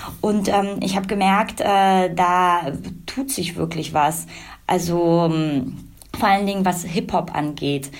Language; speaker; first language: German; early bilingual, other home language; Russian